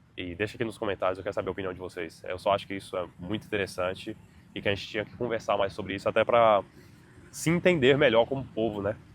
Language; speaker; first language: Portuguese; native; Portuguese